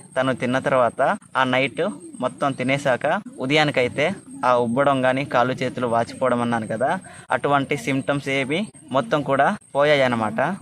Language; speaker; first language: Telugu; non-native, local second language; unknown